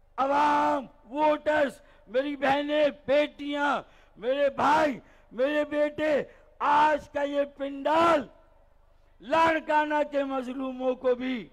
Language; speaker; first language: Urdu; native; Urdu